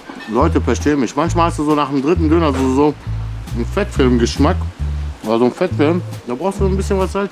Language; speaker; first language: German; native; German